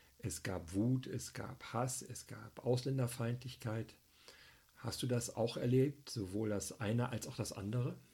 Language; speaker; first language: German; native; German